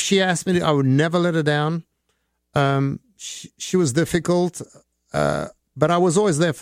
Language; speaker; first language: English; native; English